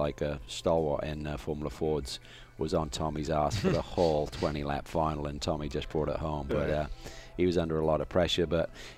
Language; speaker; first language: English; native; English